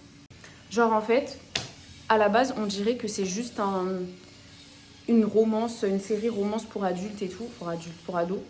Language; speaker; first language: French; native; French